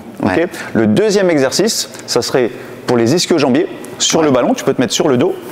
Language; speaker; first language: French; native; French